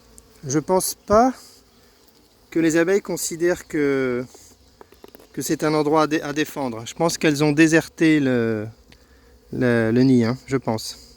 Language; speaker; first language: French; native; French